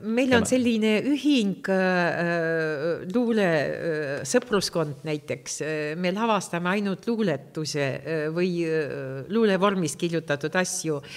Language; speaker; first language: Estonian; non-native, local second language; Russian